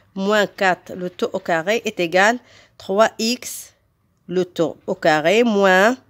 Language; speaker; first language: French; non-native, local second language; Arabic